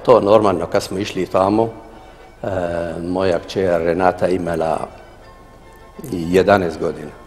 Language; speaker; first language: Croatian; non-native, fluent; Arabic